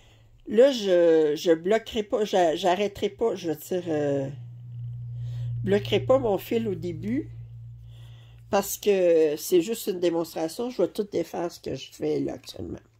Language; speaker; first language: French; native; French